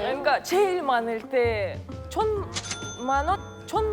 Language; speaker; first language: Korean; non-native, fluent; Russian